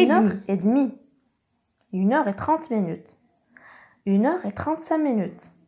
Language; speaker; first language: French; non-native, local second language; Arabic